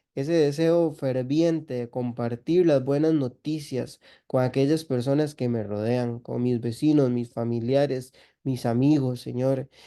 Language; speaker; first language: Spanish; native; Spanish